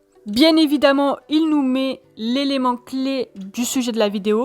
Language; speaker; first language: French; native; French